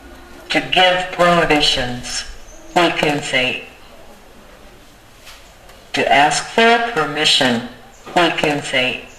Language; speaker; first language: English; non-native, learner; Indonesian